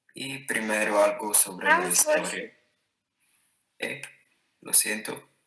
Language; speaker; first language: Spanish; non-native, learner; Bulgarian